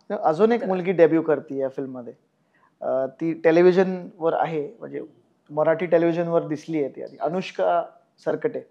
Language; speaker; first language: Marathi; native; Marathi